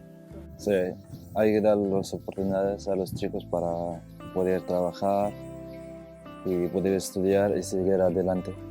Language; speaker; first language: Spanish; non-native, fluent; Arabic